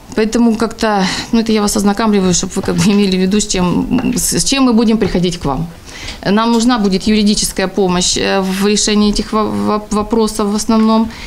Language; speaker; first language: Russian; native; Russian